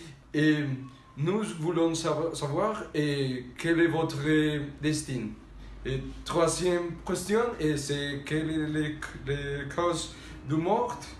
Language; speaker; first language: French; non-native, learner; Spanish